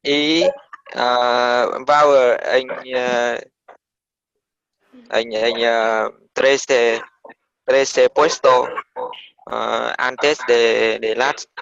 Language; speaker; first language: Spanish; non-native, learner; Vietnamese